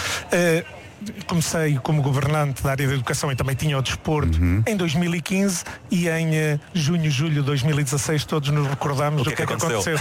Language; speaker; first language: Portuguese; native; Portuguese